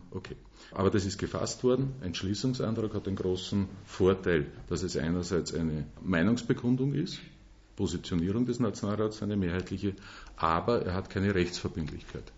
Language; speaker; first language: German; native; German